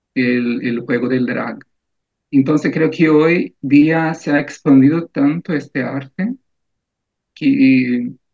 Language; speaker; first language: Spanish; non-native, fluent; Portuguese